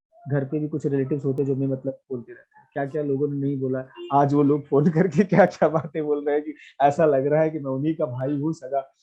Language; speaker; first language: Hindi; native; Hindi